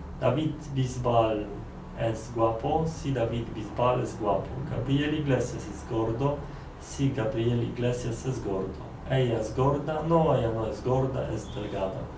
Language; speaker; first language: Spanish; non-native, learner; Polish